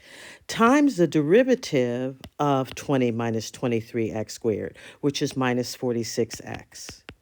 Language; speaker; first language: English; native; English